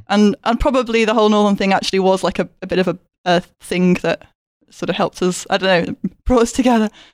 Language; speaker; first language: English; native; English